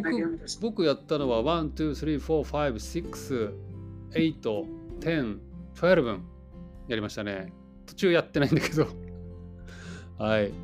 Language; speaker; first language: Japanese; native; Japanese